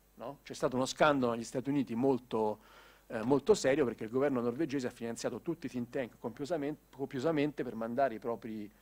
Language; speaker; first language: Italian; native; Italian